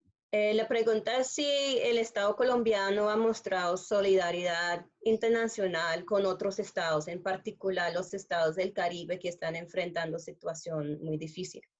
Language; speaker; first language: Spanish; non-native, fluent; English